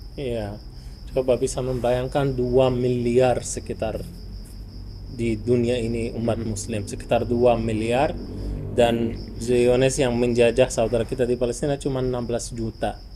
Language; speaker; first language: Indonesian; non-native, fluent; Arabic